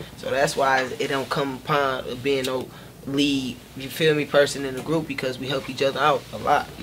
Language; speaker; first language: English; native; English